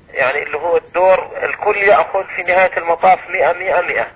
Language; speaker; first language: Arabic; native; Arabic